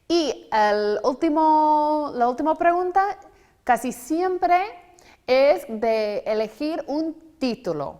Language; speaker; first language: Spanish; non-native, fluent; English